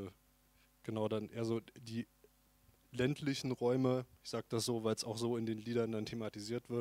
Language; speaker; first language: German; native; German